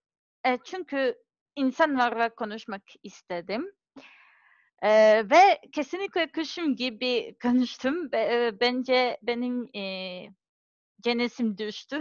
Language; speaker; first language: Turkish; non-native, learner; Serbian